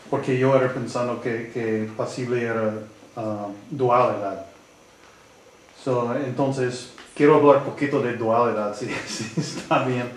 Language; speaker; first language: Spanish; non-native, learner; English